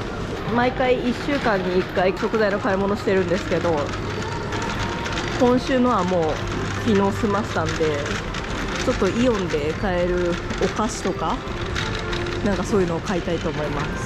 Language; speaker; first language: Japanese; native; Japanese